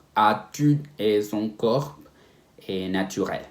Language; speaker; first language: French; non-native, learner; Spanish